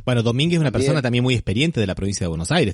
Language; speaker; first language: Spanish; native; Spanish